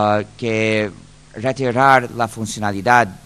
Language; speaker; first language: Spanish; non-native, fluent; English